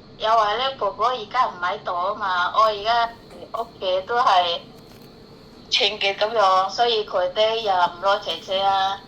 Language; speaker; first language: Cantonese; non-native, learner; Indonesian